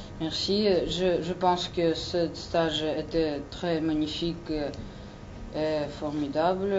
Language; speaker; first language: French; non-native, learner; Russian